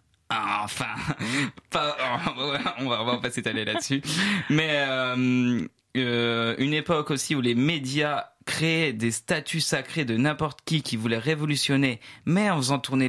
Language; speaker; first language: French; native; French